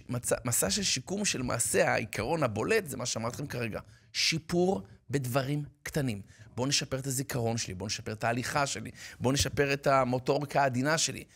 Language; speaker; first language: Hebrew; native; Hebrew